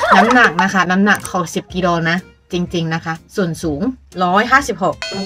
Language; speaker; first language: Thai; non-native, fluent; Chinese